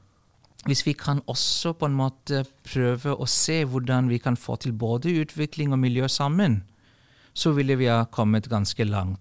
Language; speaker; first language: Norwegian; non-native, fluent; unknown